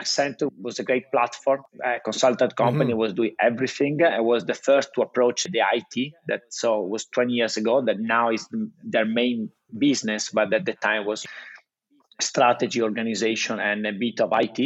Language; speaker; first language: English; non-native, fluent; Italian